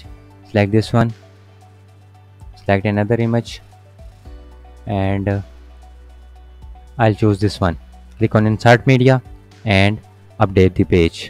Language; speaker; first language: English; non-native, fluent; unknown